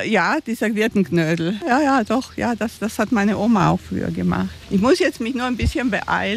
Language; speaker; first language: German; non-native, fluent; Romanian